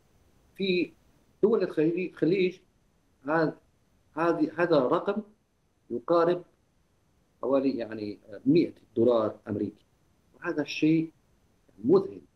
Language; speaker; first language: Arabic; non-native, fluent; Chinese